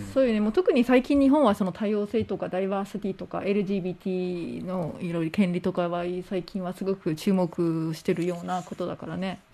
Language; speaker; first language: Japanese; non-native, fluent; English